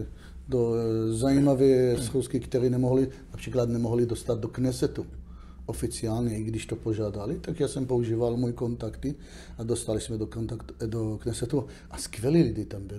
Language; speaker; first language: Czech; non-native, fluent; Hebrew